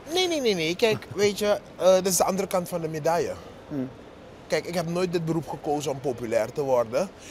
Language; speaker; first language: Dutch; native; Dutch